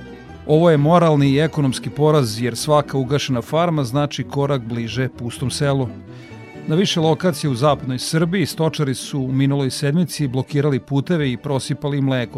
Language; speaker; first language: Serbian; native; Serbian